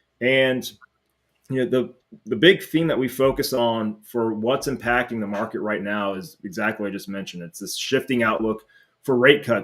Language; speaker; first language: English; native; English